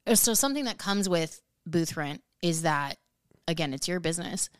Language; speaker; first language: English; native; English